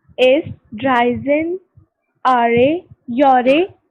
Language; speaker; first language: German; non-native, learner; Hindi